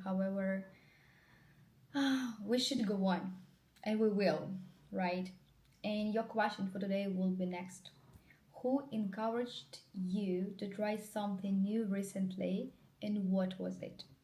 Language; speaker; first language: English; non-native, fluent; Ukrainian